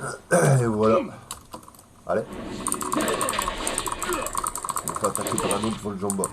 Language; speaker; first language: French; native; French